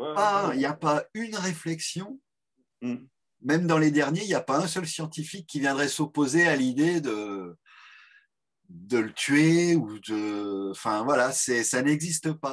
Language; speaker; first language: French; native; French